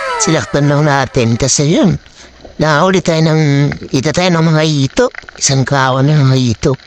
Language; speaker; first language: Filipino; native; Filipino